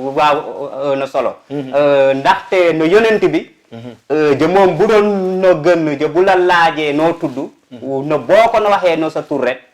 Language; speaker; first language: Wolof; non-native, local second language; Mandingo